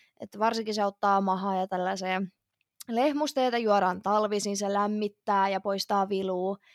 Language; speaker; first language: Finnish; early bilingual, other home language; Russian